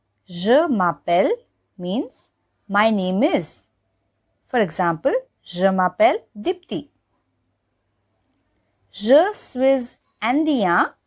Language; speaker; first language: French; non-native, learner; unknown